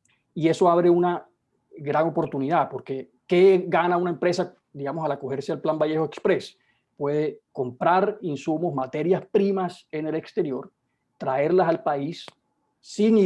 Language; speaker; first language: Spanish; native; Spanish